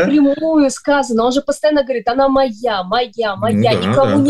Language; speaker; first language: Russian; native; Russian